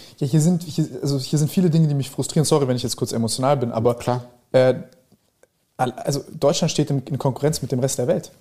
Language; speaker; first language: German; early bilingual, other home language; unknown